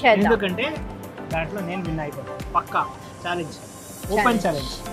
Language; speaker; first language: Telugu; non-native, learner; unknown